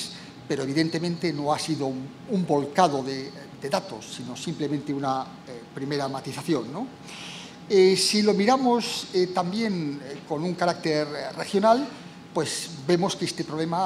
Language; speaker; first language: Spanish; native; Spanish